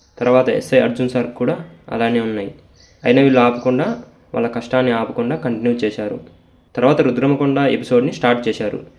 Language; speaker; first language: Telugu; native; Telugu